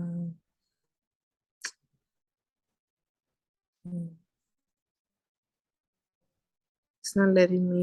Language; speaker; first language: English; early bilingual, other home language; Spanish